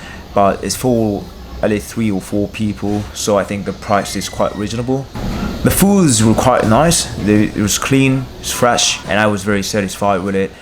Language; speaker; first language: English; non-native, learner; Korean